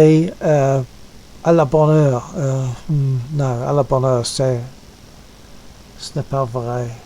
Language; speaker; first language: French; non-native, learner; English